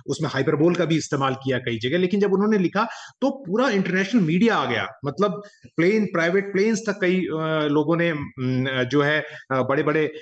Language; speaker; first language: Hindi; native; Hindi